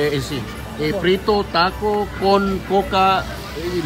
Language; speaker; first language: Spanish; non-native, learner; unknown